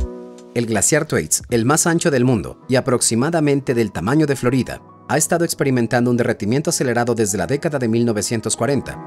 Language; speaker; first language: Spanish; native; Spanish